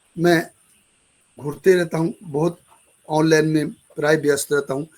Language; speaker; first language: Hindi; non-native, local second language; Bangla